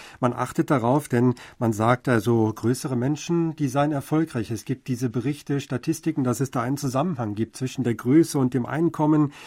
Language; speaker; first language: German; native; German